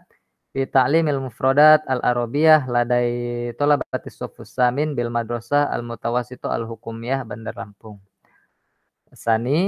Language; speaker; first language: Arabic; non-native, learner; Indonesian